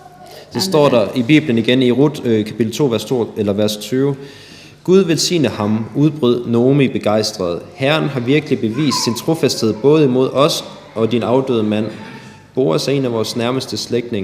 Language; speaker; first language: Danish; native; Danish